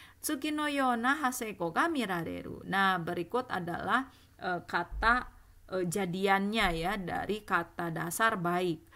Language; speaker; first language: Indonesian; native; Indonesian